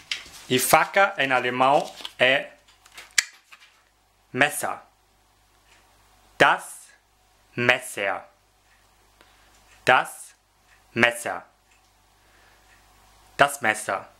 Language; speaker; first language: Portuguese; non-native, fluent; German